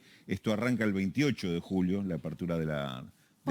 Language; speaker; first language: Spanish; native; Spanish